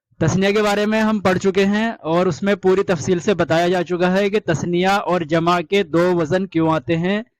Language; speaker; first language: Urdu; native; Urdu